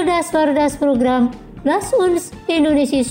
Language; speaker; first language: German; non-native, fluent; Indonesian